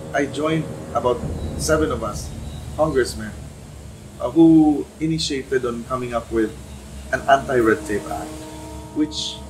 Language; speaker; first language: English; non-native, local second language; Cebuano